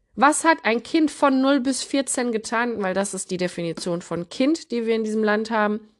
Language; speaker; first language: German; early bilingual, other home language; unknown